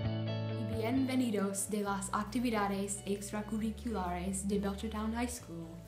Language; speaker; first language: Spanish; non-native, learner; English